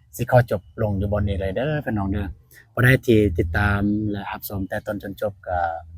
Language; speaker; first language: Lao; non-native, local second language; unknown